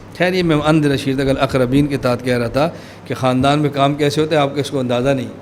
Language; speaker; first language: Urdu; non-native, local second language; Punjabi